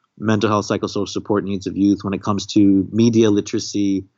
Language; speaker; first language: English; native; English